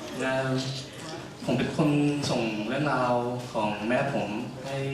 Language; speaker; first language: Thai; early bilingual, heritage; Dutch